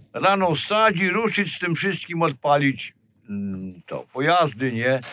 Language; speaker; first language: Polish; native; Polish